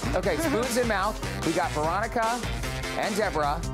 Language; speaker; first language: English; native; English